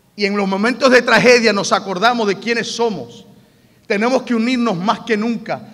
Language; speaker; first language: Spanish; early bilingual, heritage; Spanish